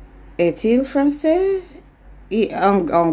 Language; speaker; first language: French; non-native, learner; English